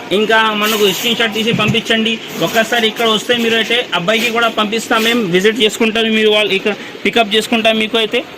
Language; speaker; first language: Telugu; non-native, local second language; Urdu